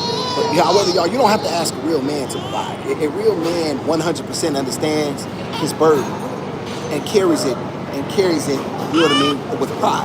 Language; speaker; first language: English; native; English